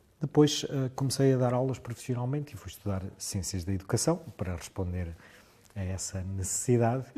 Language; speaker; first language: Portuguese; native; Portuguese